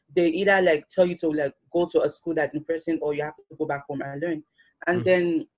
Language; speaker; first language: English; non-native, local second language; Yoruba